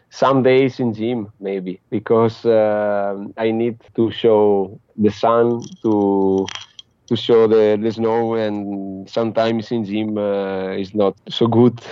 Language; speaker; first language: English; non-native, fluent; Italian